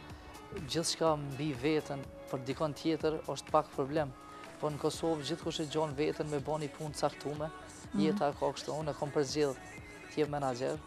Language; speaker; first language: Albanian; native; Albanian